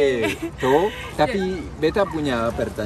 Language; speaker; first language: Indonesian; non-native, fluent; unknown